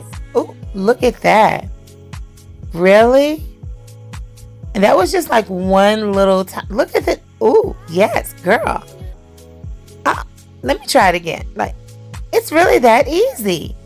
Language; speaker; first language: English; native; English